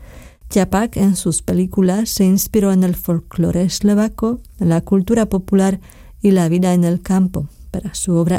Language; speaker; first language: Spanish; non-native, fluent; Slovak